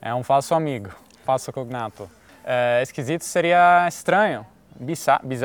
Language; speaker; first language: Portuguese; non-native, fluent; Italian